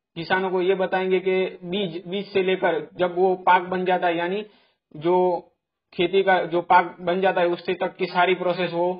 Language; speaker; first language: Hindi; non-native, local second language; Gujarati